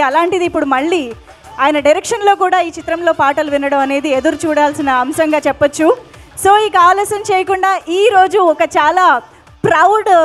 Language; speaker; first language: Telugu; native; Telugu